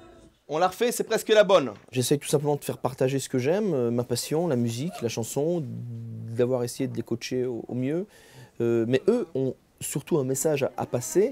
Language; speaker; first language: French; native; French